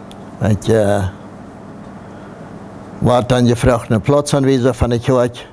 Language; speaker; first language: German; non-native, local second language; Plautdietsch